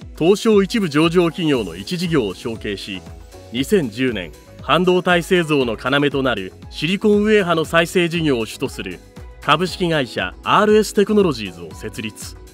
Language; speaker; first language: Japanese; native; Japanese